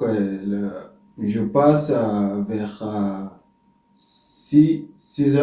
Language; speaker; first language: French; non-native, learner; Arabic